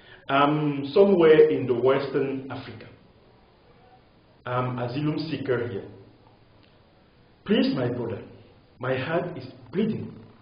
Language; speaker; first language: English; non-native, local second language; French